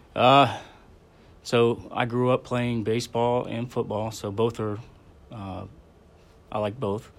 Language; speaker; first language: English; native; English